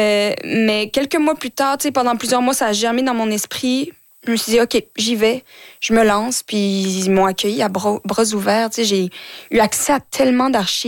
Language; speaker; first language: French; native; French